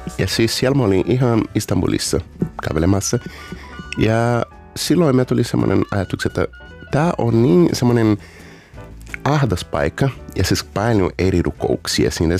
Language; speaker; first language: Finnish; non-native, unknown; Portuguese